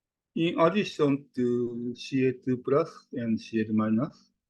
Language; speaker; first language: English; non-native, fluent; Japanese